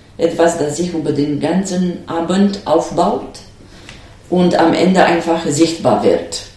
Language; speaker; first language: German; non-native, fluent; Romanian